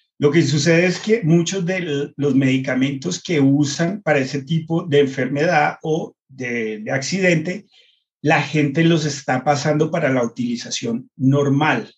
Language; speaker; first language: Spanish; early bilingual, heritage; Spanish